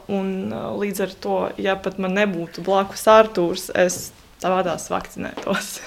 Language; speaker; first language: Latvian; non-native, local second language; Russian